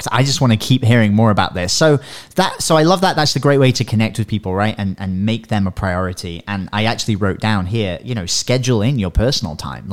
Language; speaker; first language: English; native; English